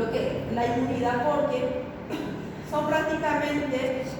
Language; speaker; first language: Spanish; native; Spanish